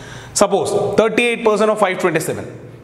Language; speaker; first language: English; non-native, local second language; Hindi